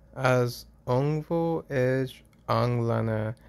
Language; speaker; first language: Hungarian; non-native, learner; English